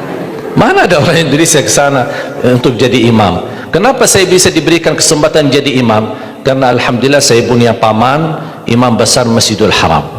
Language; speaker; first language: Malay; non-native, fluent; Arabic